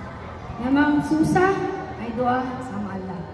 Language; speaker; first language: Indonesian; non-native, learner; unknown